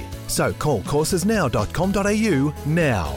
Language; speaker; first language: English; native; English